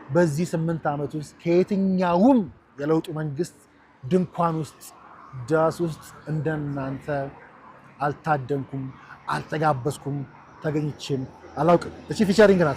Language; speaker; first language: Amharic; native; Amharic